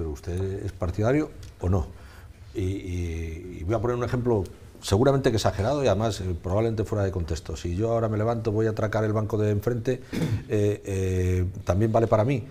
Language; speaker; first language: Spanish; native; Spanish